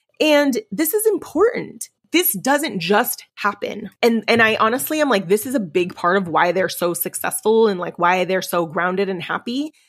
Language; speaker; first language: English; early bilingual, other home language; Spanish